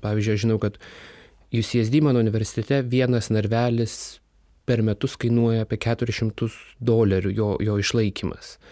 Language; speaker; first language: Lithuanian; native; Lithuanian